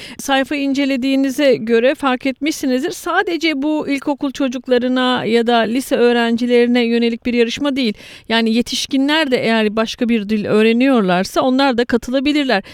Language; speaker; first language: Turkish; native; Turkish